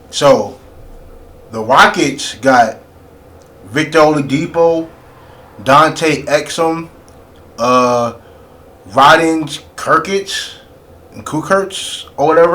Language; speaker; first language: English; native; English